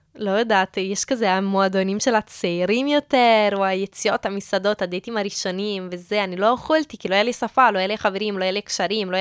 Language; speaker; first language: Hebrew; non-native, fluent; Italian